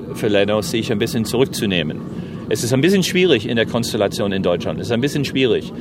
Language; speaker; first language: German; non-native, fluent; English